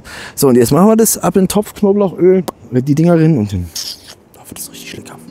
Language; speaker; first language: German; native; German